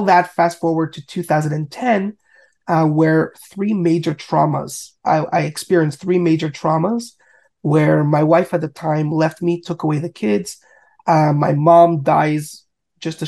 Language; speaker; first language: English; native; English